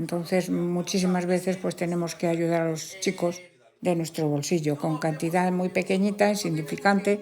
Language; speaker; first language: Spanish; native; Spanish